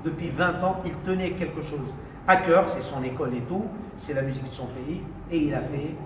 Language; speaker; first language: French; non-native, local second language; Arabic